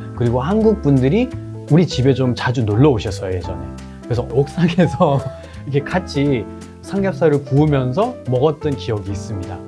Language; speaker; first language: Korean; non-native, fluent; Nepali